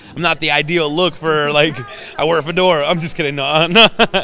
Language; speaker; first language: English; native; English